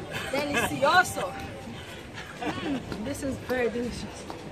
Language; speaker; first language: English; native; English